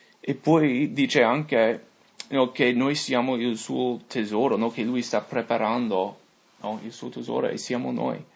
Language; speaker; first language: Italian; non-native, fluent; English